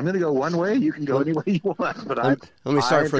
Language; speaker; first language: English; native; English